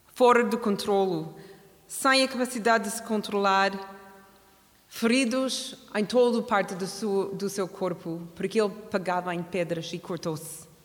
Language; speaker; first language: Portuguese; non-native, fluent; English